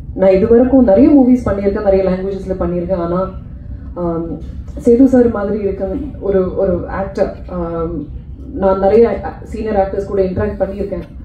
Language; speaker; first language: Tamil; non-native, learner; Malayalam